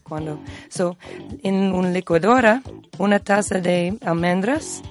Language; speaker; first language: Spanish; non-native, learner; English